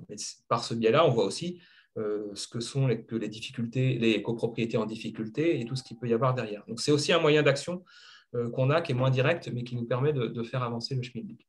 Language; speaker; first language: French; native; French